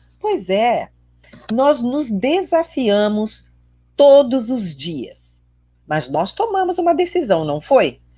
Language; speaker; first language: Portuguese; native; Portuguese